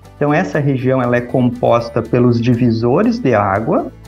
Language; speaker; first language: Portuguese; native; Portuguese